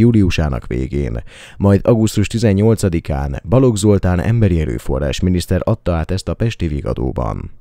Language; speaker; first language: Hungarian; native; Hungarian